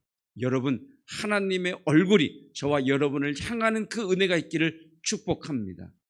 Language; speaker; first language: Korean; native; Korean